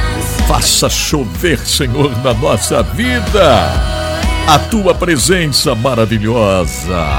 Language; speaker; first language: Portuguese; native; Portuguese